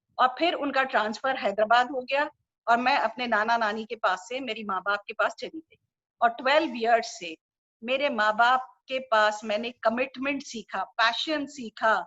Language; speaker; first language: Hindi; non-native, local second language; Urdu